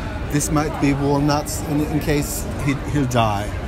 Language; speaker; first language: English; non-native, fluent; Swedish